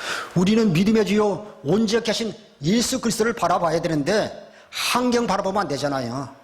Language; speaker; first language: Korean; native; Korean